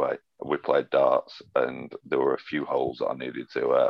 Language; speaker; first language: English; native; English